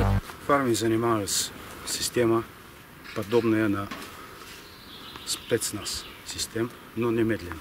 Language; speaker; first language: Russian; non-native, learner; Bulgarian